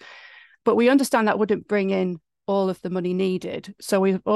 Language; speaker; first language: English; native; English